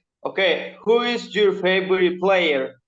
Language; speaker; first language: English; non-native, learner; Spanish